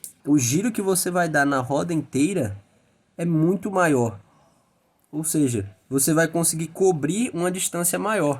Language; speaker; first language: Portuguese; native; Portuguese